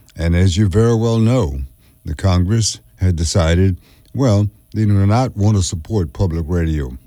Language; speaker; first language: English; early bilingual, other home language; French